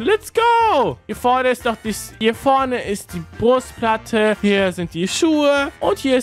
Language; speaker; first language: German; native; German